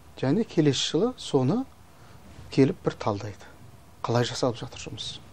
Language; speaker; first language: Kazakh; native; Kazakh